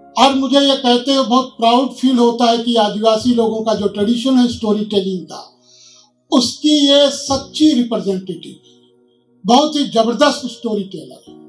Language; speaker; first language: Hindi; native; Hindi